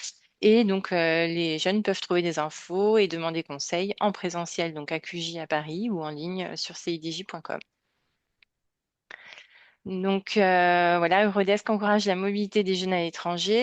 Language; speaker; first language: French; native; French